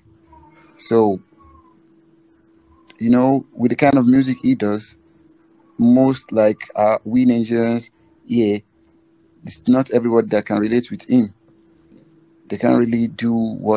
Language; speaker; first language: English; non-native, local second language; Yoruba